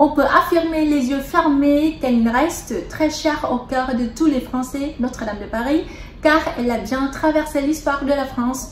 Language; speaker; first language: French; non-native, fluent; Vietnamese